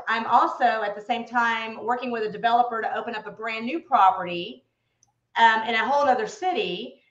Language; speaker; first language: English; native; English